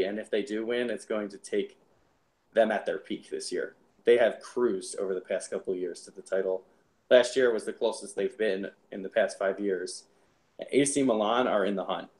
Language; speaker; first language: English; native; English